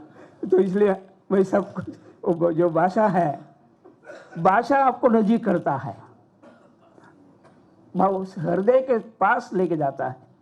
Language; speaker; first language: Hindi; non-native, fluent; Sinhala